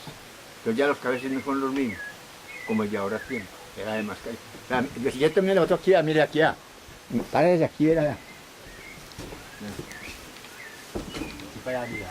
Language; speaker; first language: Spanish; native; Spanish